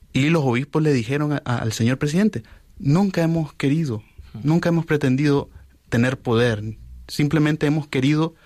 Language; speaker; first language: Spanish; native; Spanish